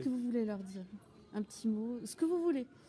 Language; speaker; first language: French; native; French